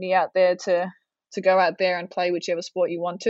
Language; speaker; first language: English; native; English